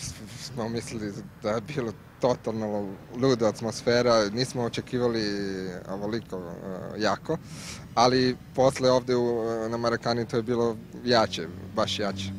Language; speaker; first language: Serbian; non-native, learner; Italian